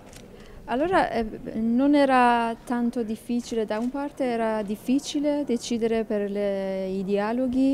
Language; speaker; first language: Italian; non-native, learner; Persian